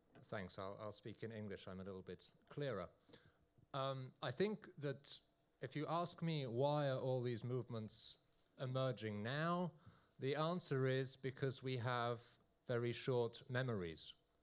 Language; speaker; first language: English; native; English